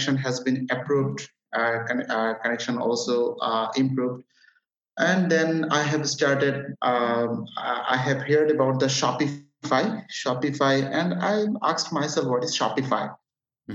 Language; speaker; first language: English; non-native, local second language; Bangla